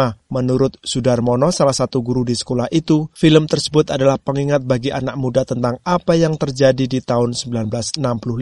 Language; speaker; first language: Indonesian; native; Indonesian